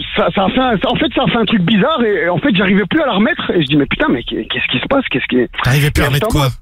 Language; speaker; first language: French; native; French